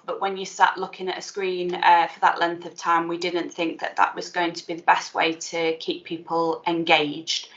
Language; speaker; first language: English; native; English